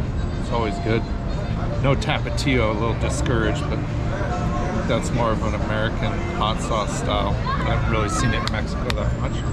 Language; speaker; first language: English; native; English